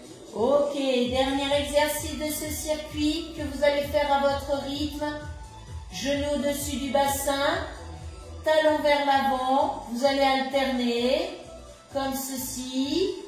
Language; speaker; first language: French; native; French